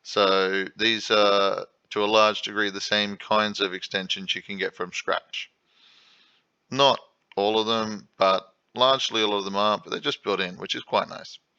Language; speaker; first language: English; native; English